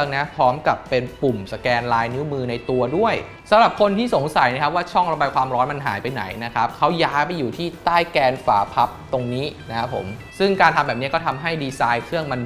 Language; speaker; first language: Thai; native; Thai